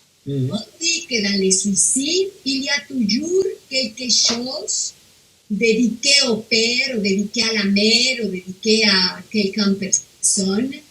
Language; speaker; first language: French; non-native, fluent; Spanish